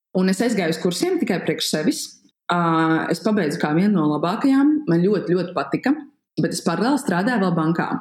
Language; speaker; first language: Latvian; native; Latvian